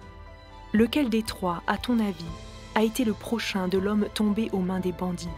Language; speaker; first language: French; native; French